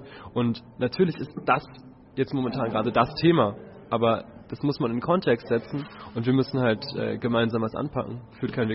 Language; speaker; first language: German; native; German